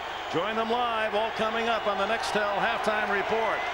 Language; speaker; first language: English; native; English